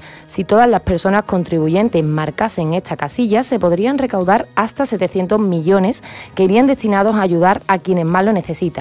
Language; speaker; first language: Spanish; native; Spanish